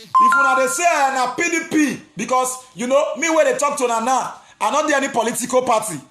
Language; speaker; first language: Nigerian Pidgin; non-native, local second language; Esan